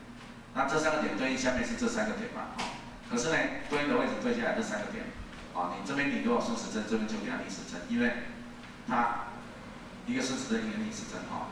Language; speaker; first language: Chinese; native; Chinese